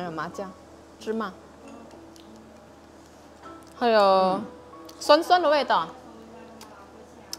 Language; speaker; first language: Chinese; non-native, fluent; Indonesian